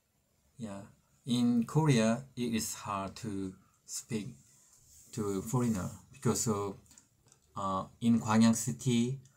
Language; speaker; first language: English; non-native, learner; Korean